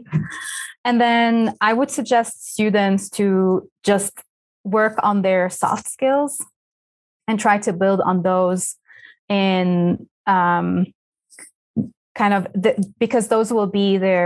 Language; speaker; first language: English; non-native, fluent; Arabic